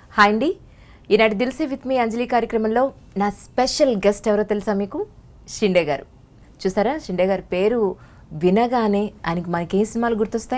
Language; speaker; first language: Telugu; native; Telugu